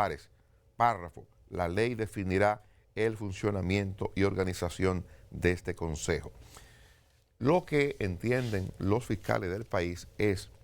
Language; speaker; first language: Spanish; native; Spanish